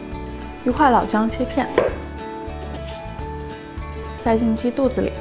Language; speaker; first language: Chinese; native; Chinese